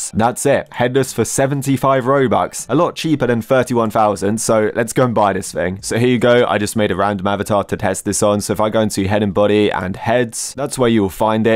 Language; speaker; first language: English; native; English